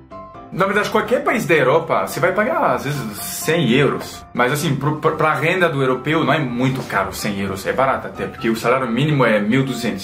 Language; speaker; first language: Portuguese; non-native, fluent; French